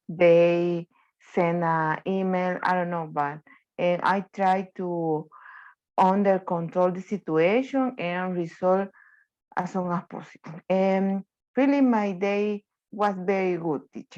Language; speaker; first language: English; non-native, learner; Spanish